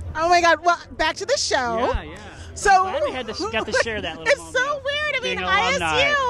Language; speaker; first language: English; native; English